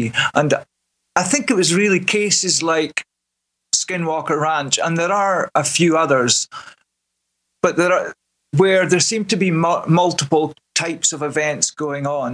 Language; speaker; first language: English; native; English